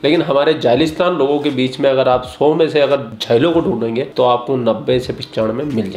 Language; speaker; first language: Hindi; native; Hindi